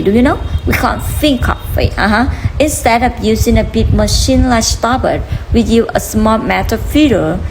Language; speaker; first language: English; non-native, learner; Vietnamese